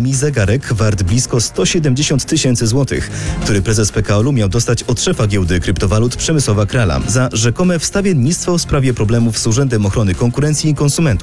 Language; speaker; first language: Polish; native; Polish